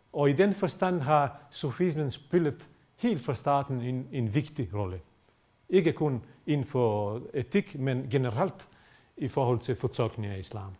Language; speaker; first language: Danish; non-native, fluent; Bosnian